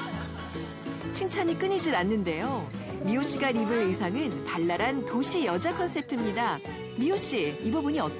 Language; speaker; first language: Korean; native; Korean